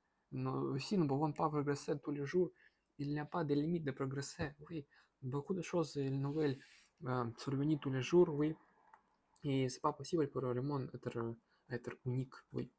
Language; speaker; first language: French; non-native, learner; Russian